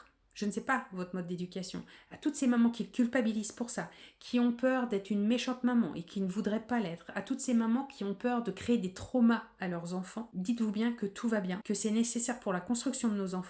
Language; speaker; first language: French; native; French